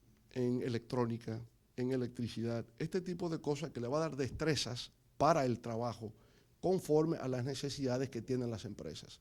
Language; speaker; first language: Spanish; native; Spanish